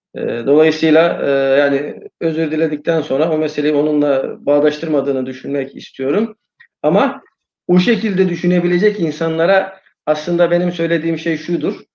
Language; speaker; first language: Turkish; non-native, fluent; Uyghur